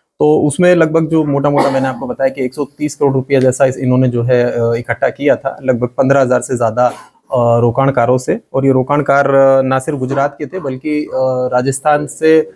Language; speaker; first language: Hindi; non-native, local second language; Gujarati